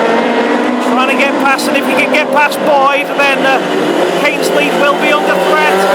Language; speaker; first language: English; native; English